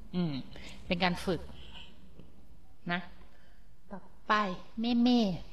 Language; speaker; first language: Thai; native; Thai